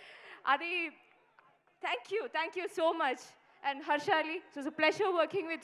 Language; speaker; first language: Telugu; non-native, learner; Malayalam